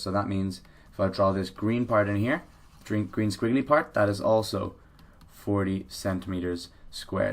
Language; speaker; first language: English; native; English